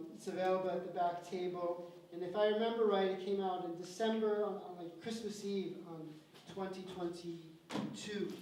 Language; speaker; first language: English; early bilingual, other home language; Czech